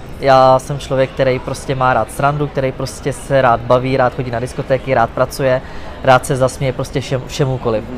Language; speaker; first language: Czech; native; Czech